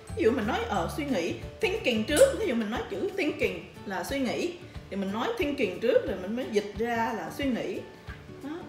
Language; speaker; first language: Vietnamese; early bilingual, heritage; Vietnamese